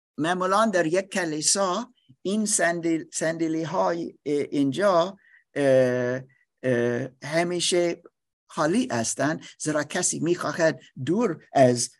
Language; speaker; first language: Persian; non-native, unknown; English